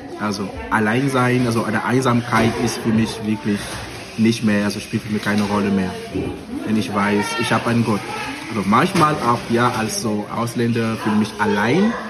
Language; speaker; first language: German; non-native, fluent; French